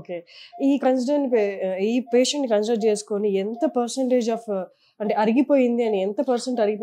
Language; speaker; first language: Telugu; native; Telugu